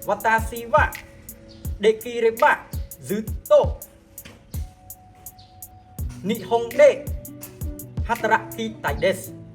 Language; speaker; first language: Japanese; non-native, learner; Khmer